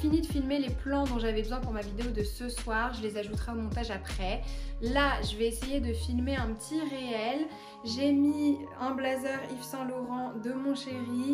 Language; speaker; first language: French; native; French